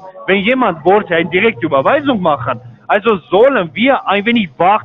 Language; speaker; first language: German; non-native, learner; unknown